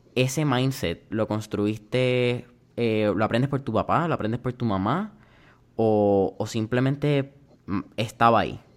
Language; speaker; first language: Spanish; native; Spanish